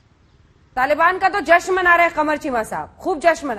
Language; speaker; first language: Hindi; native; Hindi